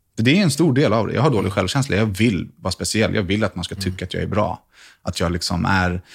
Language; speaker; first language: Swedish; native; Swedish